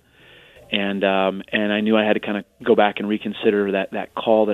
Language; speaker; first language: English; native; English